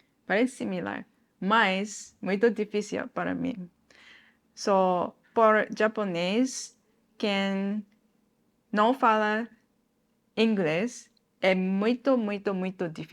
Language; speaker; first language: Portuguese; non-native, learner; Japanese